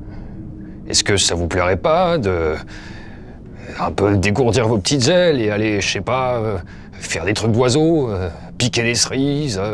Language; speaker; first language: French; native; French